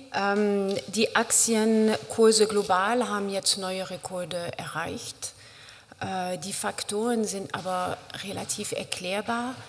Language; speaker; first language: German; non-native, fluent; French